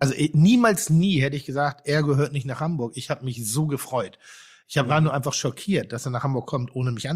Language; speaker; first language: German; native; German